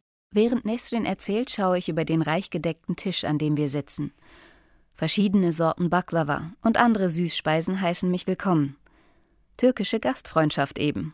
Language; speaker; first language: German; native; German